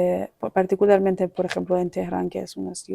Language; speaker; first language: Spanish; non-native, fluent; Persian